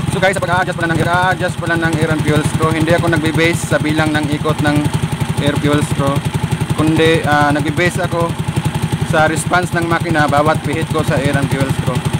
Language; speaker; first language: Filipino; non-native, local second language; Cebuano